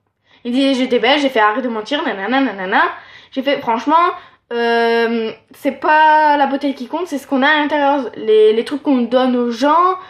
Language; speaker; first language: French; native; French